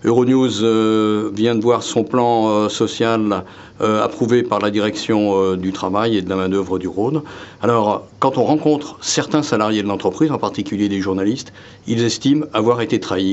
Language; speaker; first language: French; native; French